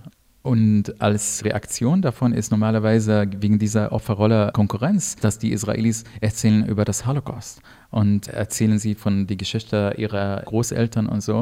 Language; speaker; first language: German; non-native, fluent; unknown